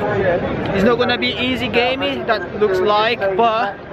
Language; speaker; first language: English; non-native, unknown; Portuguese